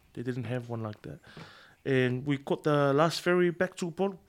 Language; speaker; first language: English; non-native, fluent; Samoan